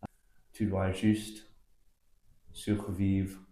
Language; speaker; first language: French; non-native, local second language; English